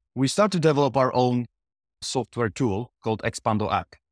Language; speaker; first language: English; non-native, fluent; Czech